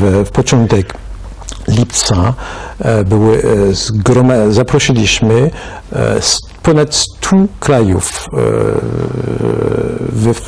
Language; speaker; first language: Polish; non-native, fluent; French